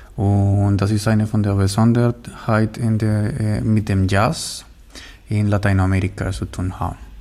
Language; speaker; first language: German; non-native, learner; Spanish